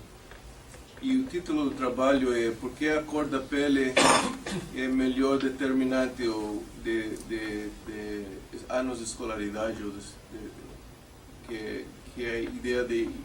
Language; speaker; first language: Portuguese; non-native, fluent; English